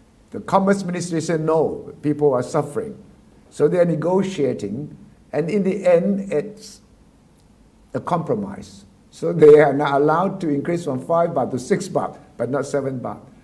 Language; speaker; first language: English; non-native, fluent; Thai